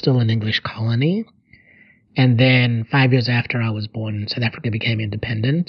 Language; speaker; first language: English; native; English